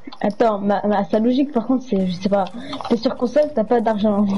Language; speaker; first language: French; native; French